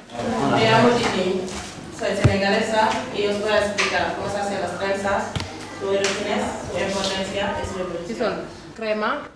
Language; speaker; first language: Spanish; non-native, fluent; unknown